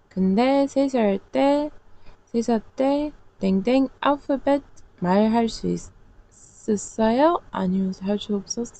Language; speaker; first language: Korean; non-native, learner; English